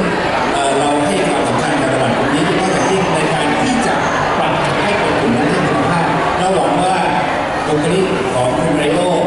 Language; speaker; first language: Thai; native; Thai